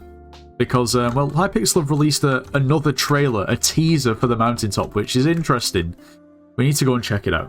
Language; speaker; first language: English; native; English